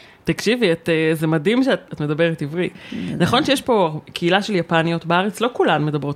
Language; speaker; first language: Hebrew; native; Hebrew